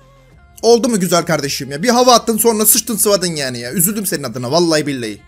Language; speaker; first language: Turkish; native; Turkish